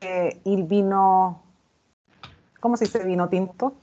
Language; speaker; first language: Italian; non-native, learner; Spanish